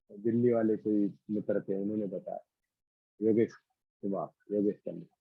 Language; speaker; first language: Hindi; non-native, local second language; Marathi